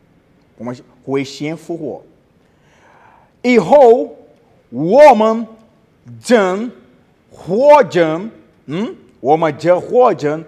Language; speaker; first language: Chinese; non-native, learner; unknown